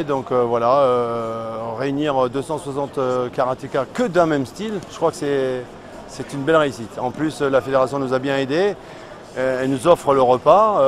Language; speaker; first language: French; native; French